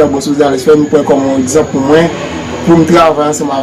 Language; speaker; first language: French; non-native, learner; Haitian Creole